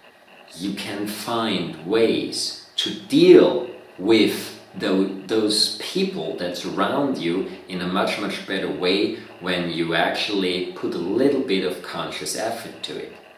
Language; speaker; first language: English; non-native, fluent; German